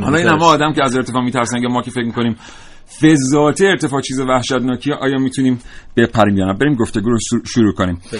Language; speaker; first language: Persian; native; Persian